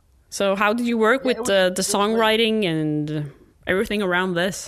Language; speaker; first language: English; non-native, fluent; Norwegian